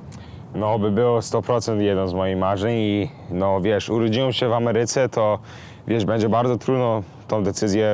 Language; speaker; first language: Polish; early bilingual, heritage; English